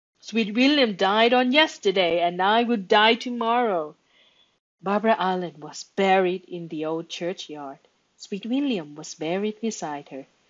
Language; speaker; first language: English; non-native, fluent; Thai